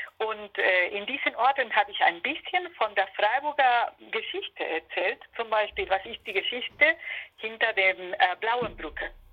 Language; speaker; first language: German; non-native, fluent; Spanish